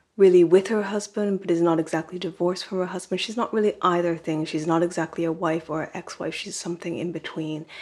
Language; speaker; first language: English; native; English